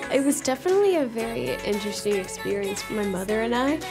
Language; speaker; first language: English; native; English